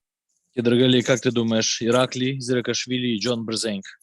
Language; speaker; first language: Russian; native; Russian